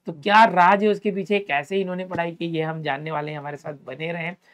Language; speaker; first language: Hindi; non-native, local second language; Marathi